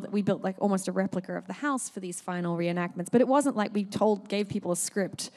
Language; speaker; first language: English; native; English